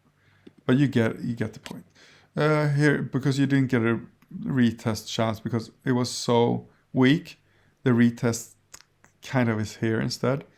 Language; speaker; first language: English; non-native, fluent; Swedish